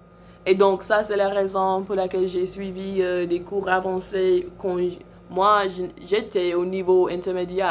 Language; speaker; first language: French; non-native, fluent; English